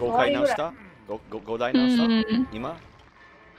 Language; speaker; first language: Japanese; non-native, learner; English